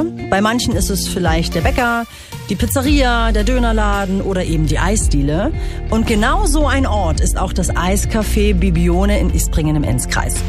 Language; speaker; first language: German; native; German